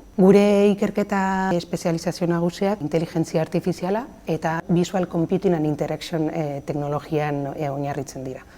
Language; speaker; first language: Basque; native; Basque